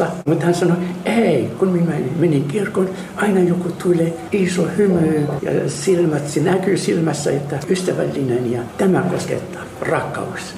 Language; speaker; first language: Finnish; non-native, fluent; Arabic